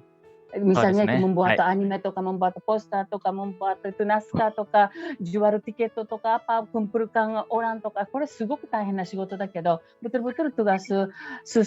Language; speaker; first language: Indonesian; non-native, fluent; Japanese